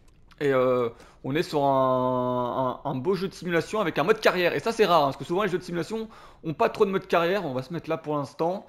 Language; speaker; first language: French; native; French